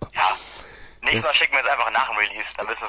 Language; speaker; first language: German; native; German